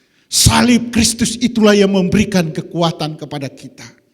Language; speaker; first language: Indonesian; native; Indonesian